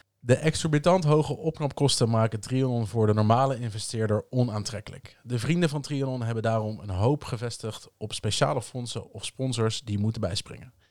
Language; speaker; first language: Dutch; native; Dutch